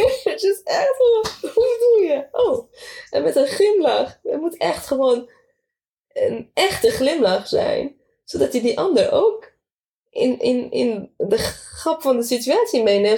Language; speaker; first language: Dutch; non-native, fluent; Arabic